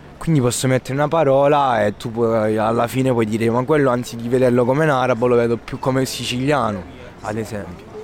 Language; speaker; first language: Italian; early bilingual, other home language; Arabic